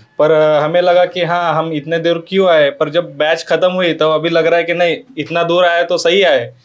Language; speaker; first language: Hindi; non-native, local second language; Marathi